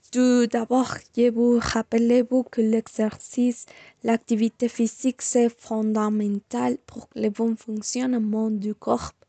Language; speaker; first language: French; non-native, learner; Spanish